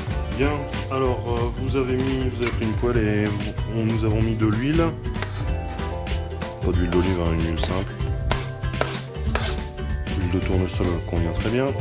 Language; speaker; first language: French; native; French